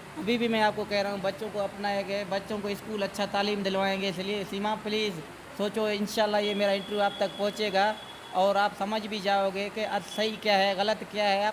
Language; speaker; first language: Urdu; non-native, local second language; Saraiki